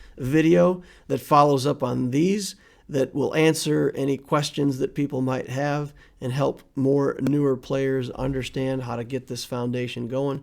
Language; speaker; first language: English; native; English